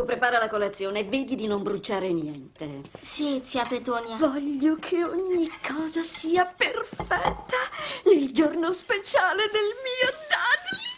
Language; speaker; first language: Italian; non-native, fluent; Ukrainian